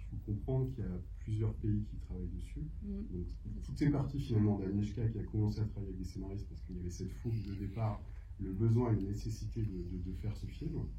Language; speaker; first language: French; native; French